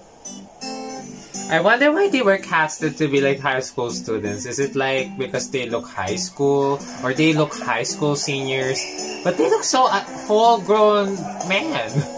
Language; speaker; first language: English; non-native, local second language; Filipino